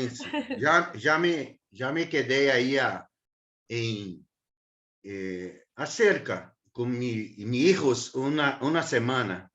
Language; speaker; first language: Spanish; non-native, learner; Portuguese